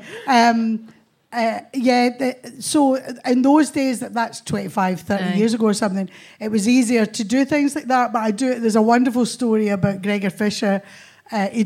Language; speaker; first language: English; native; English